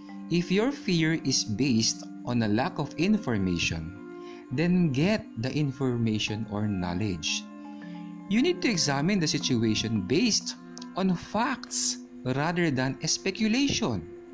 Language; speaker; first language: English; non-native, local second language; Filipino